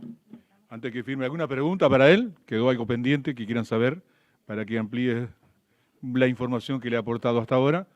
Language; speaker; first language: Spanish; native; Spanish